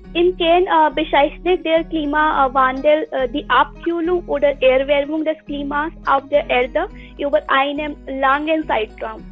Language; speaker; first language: German; non-native, learner; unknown